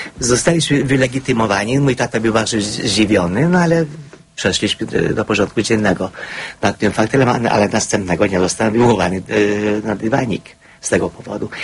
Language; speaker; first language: Polish; non-native, fluent; Hungarian